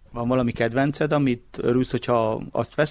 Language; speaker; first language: Hungarian; native; Hungarian